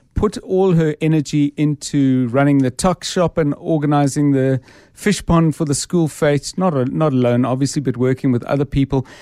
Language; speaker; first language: English; native; English